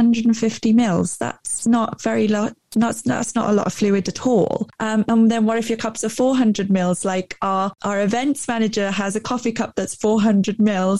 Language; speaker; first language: English; native; English